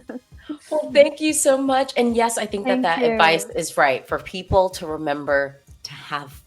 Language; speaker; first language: English; native; English